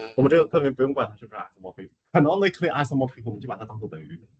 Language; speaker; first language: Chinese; native; Chinese